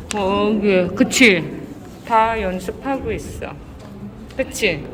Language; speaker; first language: Korean; non-native, fluent; Indonesian